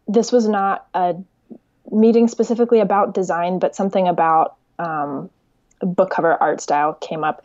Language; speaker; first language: English; native; English